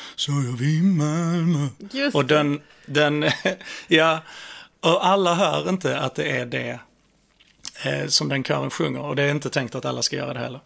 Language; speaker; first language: Swedish; native; Swedish